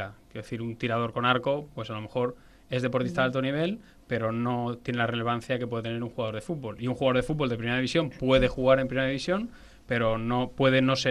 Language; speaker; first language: Spanish; native; Spanish